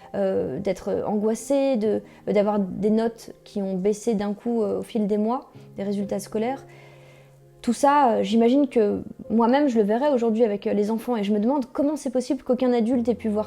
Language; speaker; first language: French; native; French